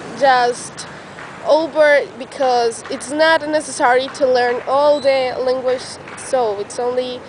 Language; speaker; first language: English; non-native, learner; Spanish